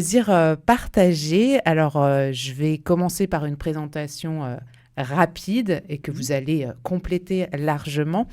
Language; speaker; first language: French; native; French